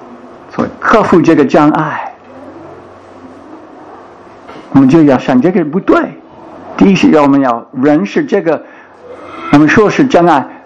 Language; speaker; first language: Chinese; non-native, fluent; English